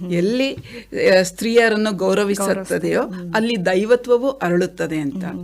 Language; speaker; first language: Kannada; non-native, local second language; Malayalam